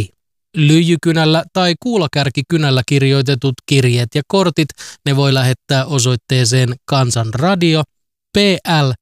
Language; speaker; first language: Finnish; native; Finnish